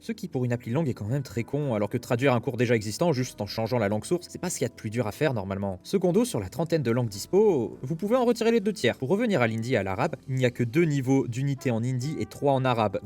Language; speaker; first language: French; native; French